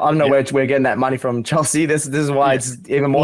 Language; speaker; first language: English; native; English